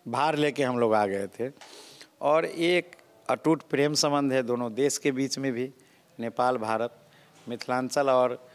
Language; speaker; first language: Hindi; non-native, local second language; Maithili